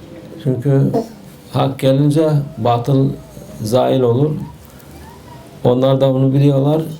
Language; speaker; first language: Turkish; native; Turkish